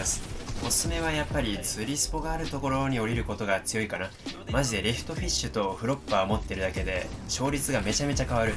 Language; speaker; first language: Japanese; native; Japanese